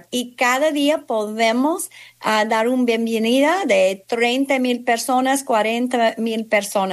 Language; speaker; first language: Spanish; non-native, fluent; English